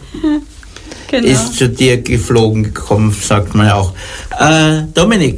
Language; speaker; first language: German; native; German